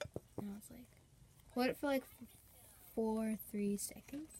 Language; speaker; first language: English; native; English